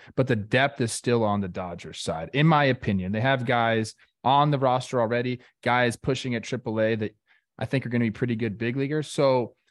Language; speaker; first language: English; native; English